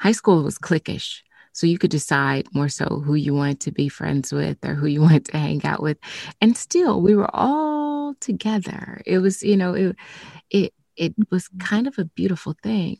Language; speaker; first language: English; native; English